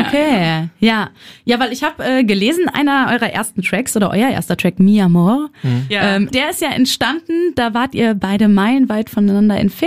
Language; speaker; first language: German; native; German